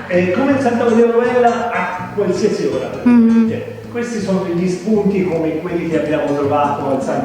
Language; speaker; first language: Italian; native; Italian